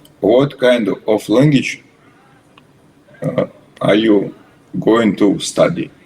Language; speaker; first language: English; non-native, learner; Russian